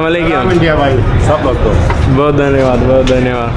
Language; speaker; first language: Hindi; non-native, local second language; Malayalam